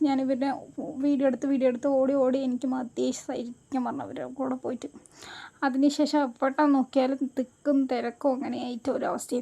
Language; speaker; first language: Malayalam; native; Malayalam